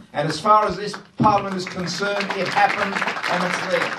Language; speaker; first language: English; native; English